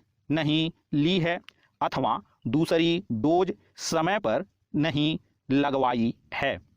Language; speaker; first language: Hindi; native; Hindi